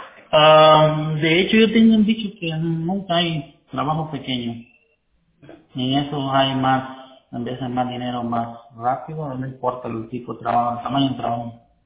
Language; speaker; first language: Spanish; native; Spanish